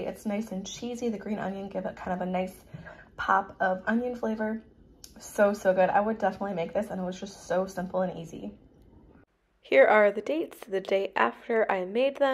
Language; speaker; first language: English; native; English